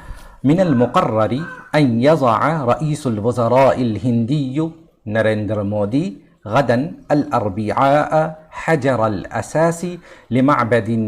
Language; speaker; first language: Arabic; non-native, fluent; Urdu